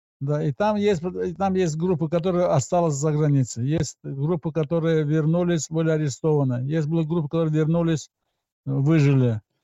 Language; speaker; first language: Russian; non-native, local second language; Azerbaijani